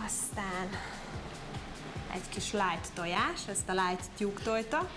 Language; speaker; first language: Hungarian; native; Hungarian